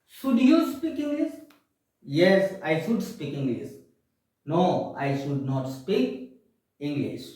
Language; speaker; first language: English; non-native, fluent; Gujarati